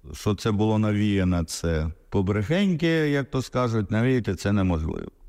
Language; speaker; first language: Ukrainian; non-native, local second language; Russian